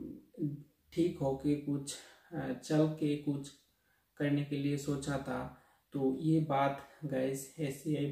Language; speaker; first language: Hindi; non-native, local second language; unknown